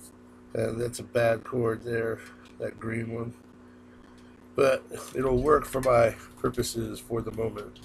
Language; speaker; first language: English; native; English